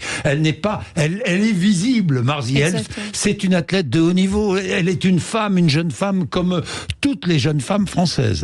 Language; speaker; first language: French; native; French